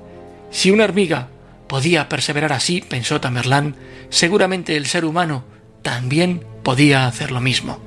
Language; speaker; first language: Spanish; native; Spanish